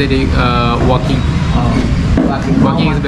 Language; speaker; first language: English; non-native, local second language; Malayalam